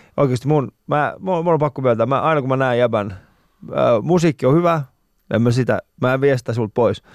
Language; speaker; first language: Finnish; early bilingual, other home language; Persian